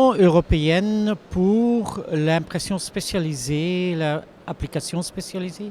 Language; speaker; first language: French; non-native, local second language; Dutch